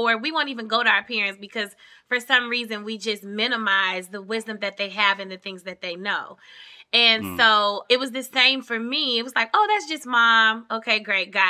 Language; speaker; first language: English; native; English